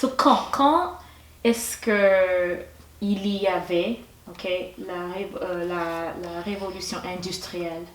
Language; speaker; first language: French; non-native, fluent; English